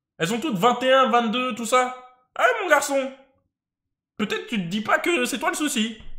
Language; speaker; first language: French; native; French